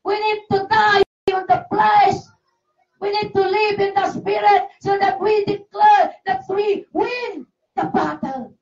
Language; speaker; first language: English; non-native, local second language; Filipino